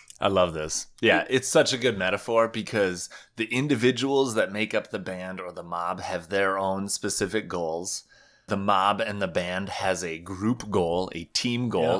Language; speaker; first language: English; native; English